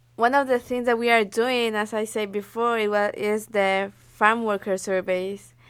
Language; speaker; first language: English; non-native, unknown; Spanish